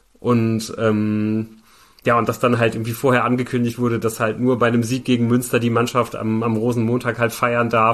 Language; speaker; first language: German; native; German